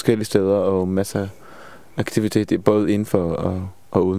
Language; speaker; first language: Danish; non-native, fluent; Hebrew